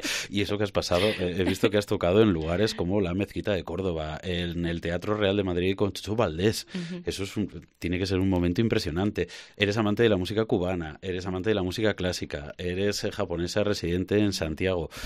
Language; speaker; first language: Spanish; native; Spanish